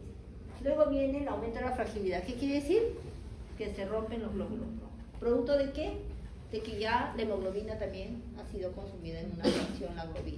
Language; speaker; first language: Spanish; native; Spanish